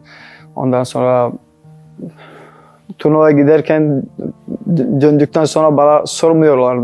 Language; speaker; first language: Turkish; non-native, learner; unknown